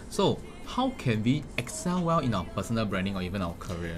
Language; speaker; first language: English; non-native, local second language; Chinese